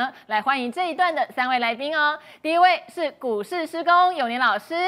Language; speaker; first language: Chinese; native; Chinese